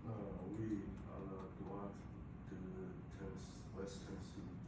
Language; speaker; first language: French; non-native, learner; English